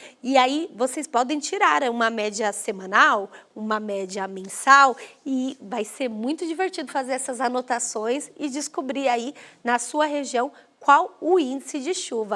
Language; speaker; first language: Portuguese; native; Portuguese